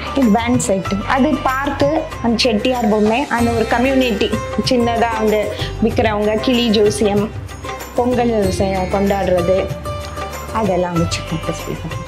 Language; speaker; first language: Tamil; non-native, local second language; Gujarati